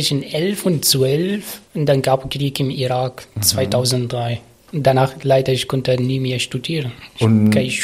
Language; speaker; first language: German; non-native, learner; Arabic